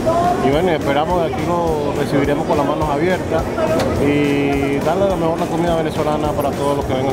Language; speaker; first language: Spanish; native; Spanish